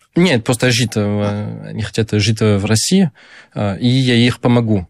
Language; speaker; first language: Russian; non-native, fluent; French